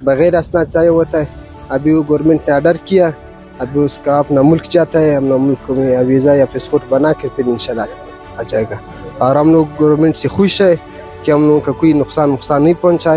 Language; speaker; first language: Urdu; non-native, learner; Pashto